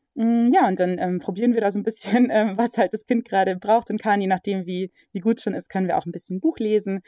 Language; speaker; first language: German; early bilingual, other home language; English